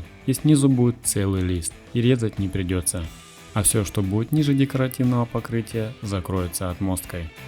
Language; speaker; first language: Russian; native; Russian